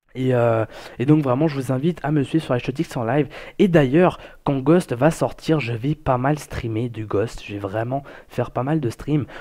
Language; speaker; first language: French; native; French